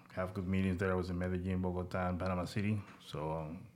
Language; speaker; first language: English; non-native, fluent; Spanish